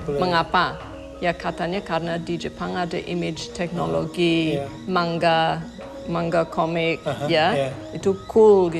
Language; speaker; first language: Indonesian; non-native, fluent; English